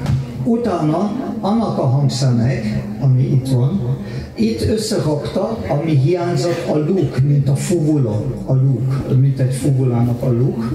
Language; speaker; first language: Hungarian; non-native, fluent; German